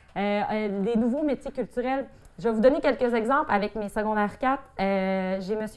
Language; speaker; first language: French; native; French